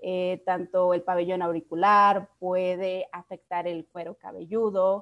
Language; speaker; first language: Spanish; native; Spanish